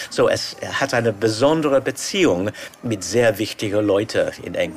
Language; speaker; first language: German; non-native, fluent; English